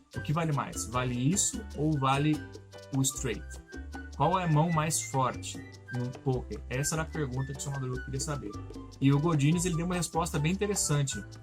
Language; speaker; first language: Portuguese; native; Portuguese